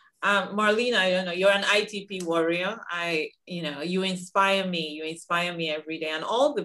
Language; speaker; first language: English; non-native, local second language; Igbo